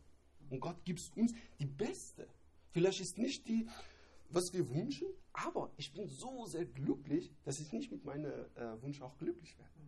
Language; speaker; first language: German; non-native, learner; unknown